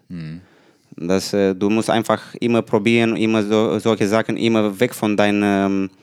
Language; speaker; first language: German; non-native, learner; Romanian